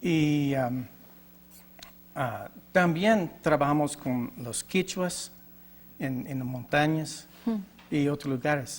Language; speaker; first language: Spanish; non-native, learner; English